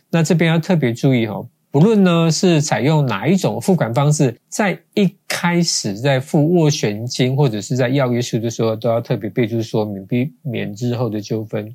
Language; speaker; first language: Chinese; native; Chinese